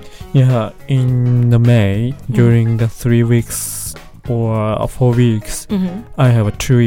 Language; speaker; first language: English; non-native, learner; Japanese